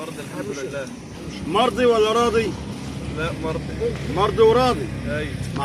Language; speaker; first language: Arabic; native; Arabic